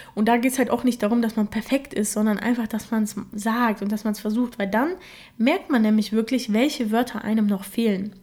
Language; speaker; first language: German; early bilingual, other home language; Russian